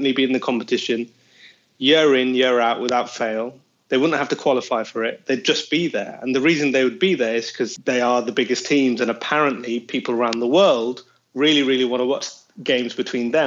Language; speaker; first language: English; native; English